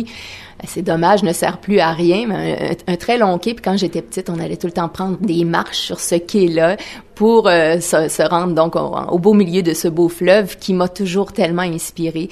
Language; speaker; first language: French; native; French